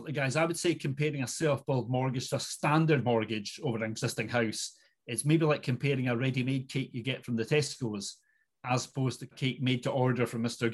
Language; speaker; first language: English; native; English